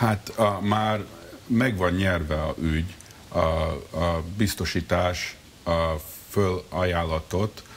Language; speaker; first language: Hungarian; early bilingual, heritage; Hungarian